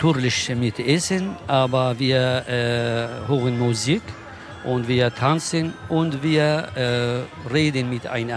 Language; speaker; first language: German; non-native, learner; Kurdish